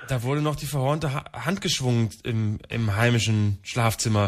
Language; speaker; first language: German; native; German